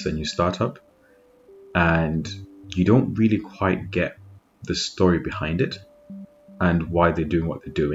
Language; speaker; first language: English; non-native, local second language; Shona